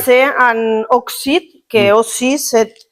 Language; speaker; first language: French; non-native, learner; Spanish